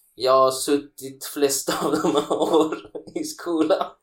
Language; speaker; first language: Swedish; non-native, fluent; Sinhala